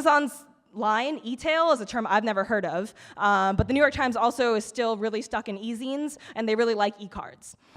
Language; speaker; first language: English; native; English